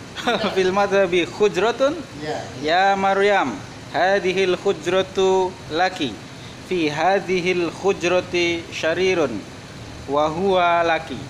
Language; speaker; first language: Arabic; non-native, learner; Indonesian